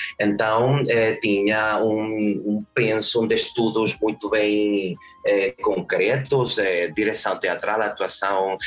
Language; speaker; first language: Portuguese; early bilingual, heritage; Spanish